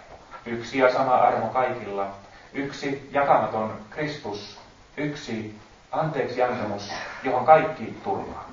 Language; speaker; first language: Finnish; native; Finnish